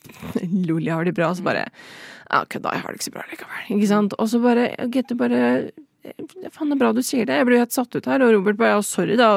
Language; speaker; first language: Norwegian; native; Norwegian